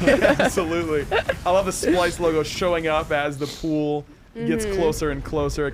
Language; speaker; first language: English; native; English